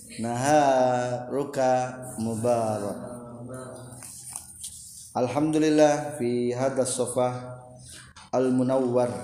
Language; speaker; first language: Arabic; non-native, fluent; Indonesian